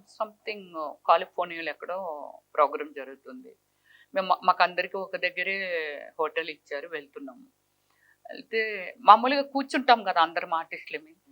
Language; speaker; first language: Telugu; native; Telugu